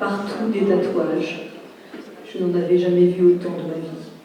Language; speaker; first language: French; native; French